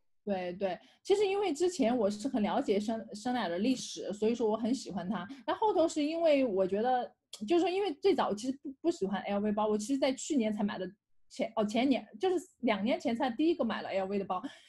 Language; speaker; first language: Chinese; native; Chinese